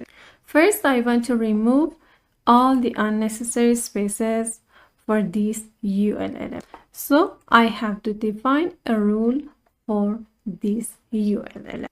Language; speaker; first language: English; non-native, fluent; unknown